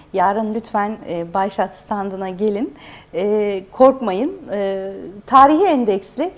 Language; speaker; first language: Turkish; native; Turkish